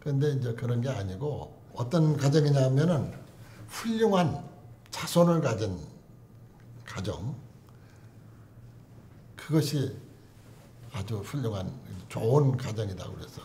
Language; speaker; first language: Korean; native; Korean